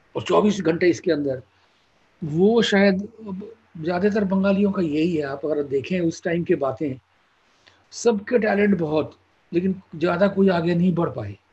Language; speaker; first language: Hindi; non-native, local second language; Bangla